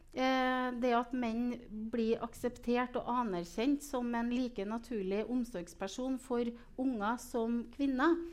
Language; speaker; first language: Norwegian; native; Norwegian